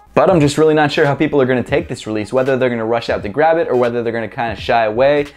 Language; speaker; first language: English; native; English